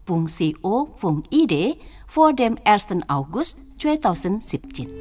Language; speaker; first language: German; non-native, fluent; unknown